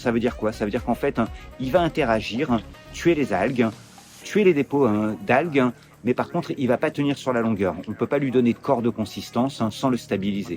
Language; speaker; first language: French; native; French